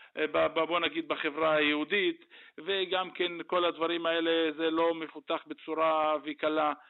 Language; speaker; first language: Hebrew; non-native, local second language; Arabic